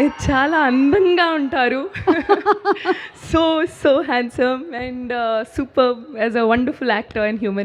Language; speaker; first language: Telugu; non-native, learner; Hindi